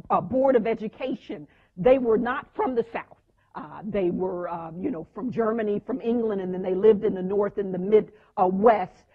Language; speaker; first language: English; native; English